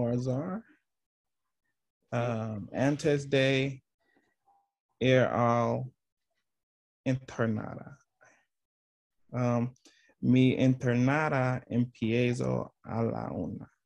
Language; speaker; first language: Spanish; non-native, learner; English